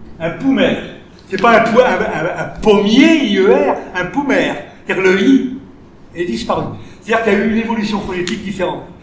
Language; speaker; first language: French; native; French